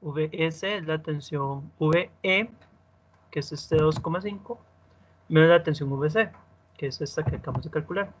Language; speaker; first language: Spanish; native; Spanish